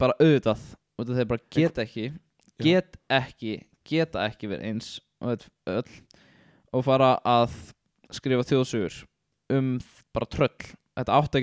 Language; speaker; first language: Icelandic; native; Icelandic